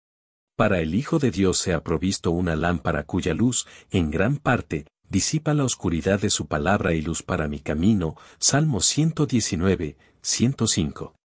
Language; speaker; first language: Spanish; native; Spanish